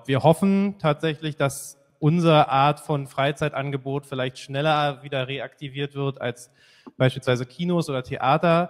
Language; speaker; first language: German; native; German